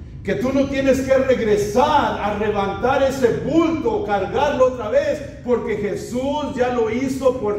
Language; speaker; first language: Spanish; native; Spanish